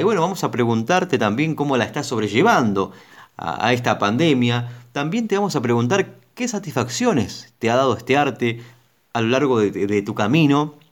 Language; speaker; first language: Spanish; native; Spanish